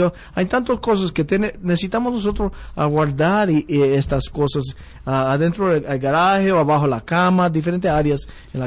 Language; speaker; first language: Spanish; early bilingual, heritage; Spanish